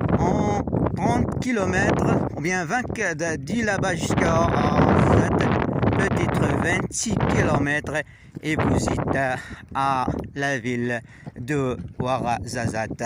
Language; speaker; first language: French; non-native, learner; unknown